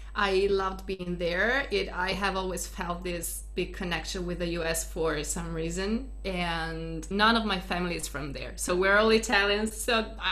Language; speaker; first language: English; non-native, fluent; Italian